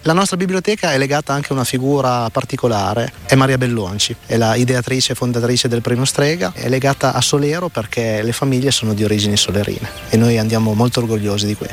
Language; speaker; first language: Italian; native; Italian